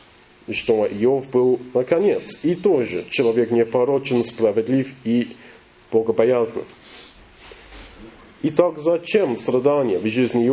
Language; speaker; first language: Russian; non-native, learner; English